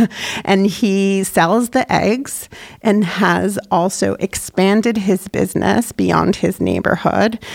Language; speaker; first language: English; native; English